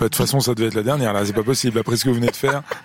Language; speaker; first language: French; native; French